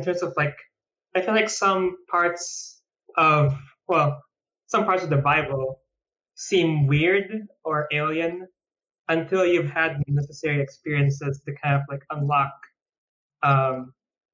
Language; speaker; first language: English; non-native, local second language; Filipino